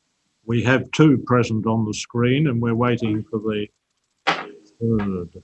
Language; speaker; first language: English; native; English